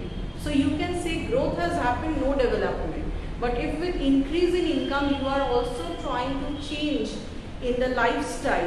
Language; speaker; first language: English; non-native, local second language; Bangla